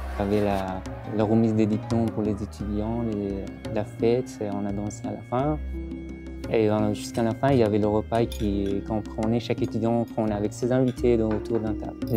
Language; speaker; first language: French; non-native, fluent; Persian